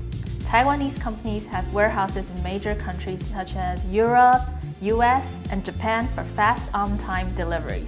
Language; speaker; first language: English; non-native, fluent; Chinese